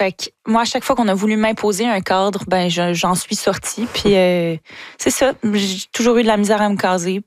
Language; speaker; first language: French; native; French